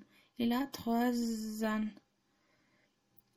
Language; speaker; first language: French; non-native, learner; Spanish